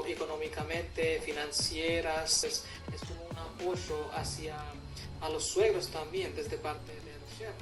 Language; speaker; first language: Spanish; non-native, fluent; Hindi